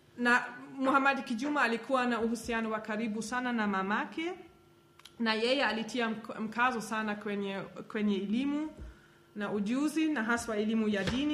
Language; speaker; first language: Swahili; non-native, fluent; German